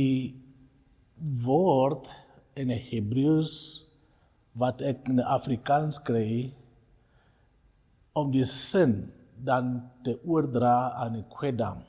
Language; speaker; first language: Afrikaans; non-native, local second language; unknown